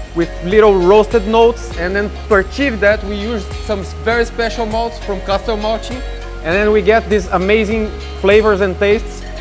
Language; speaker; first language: English; non-native, fluent; Portuguese